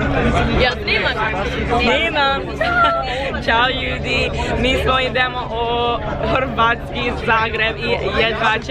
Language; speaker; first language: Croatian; non-native, learner; English